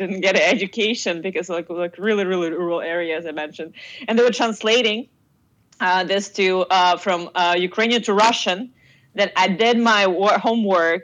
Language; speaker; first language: English; non-native, fluent; Russian